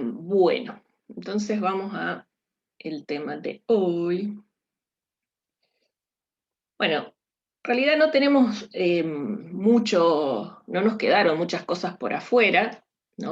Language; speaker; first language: Spanish; native; Spanish